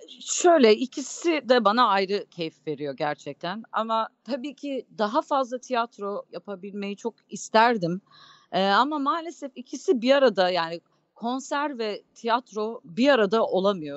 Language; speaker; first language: Turkish; non-native, fluent; English